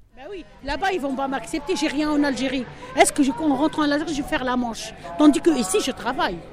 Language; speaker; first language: French; non-native, local second language; Arabic